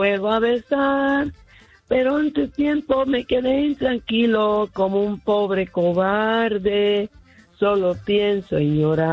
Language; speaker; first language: Spanish; early bilingual, heritage; Spanish